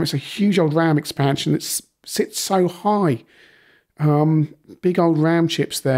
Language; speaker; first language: English; native; English